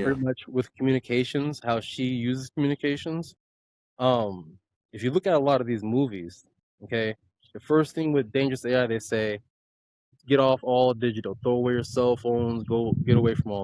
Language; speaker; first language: English; native; English